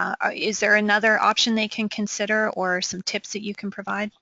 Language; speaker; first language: English; native; English